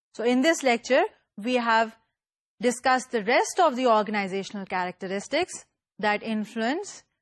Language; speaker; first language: English; non-native, local second language; Urdu